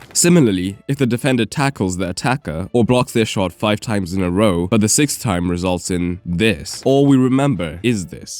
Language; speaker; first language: English; native; English